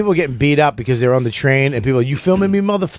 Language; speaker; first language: English; native; English